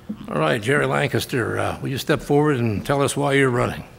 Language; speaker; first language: English; native; English